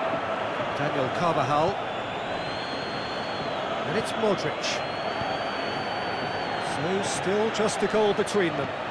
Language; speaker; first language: English; native; English